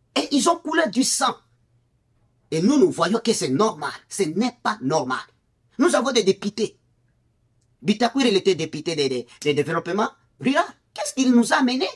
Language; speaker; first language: French; non-native, local second language; Swahili